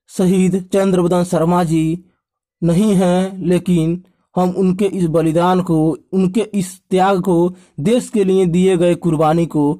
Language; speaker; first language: Hindi; native; Hindi